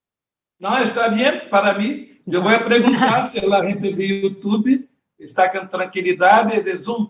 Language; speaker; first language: Spanish; non-native, learner; Portuguese